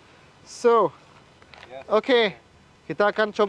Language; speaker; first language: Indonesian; non-native, fluent; French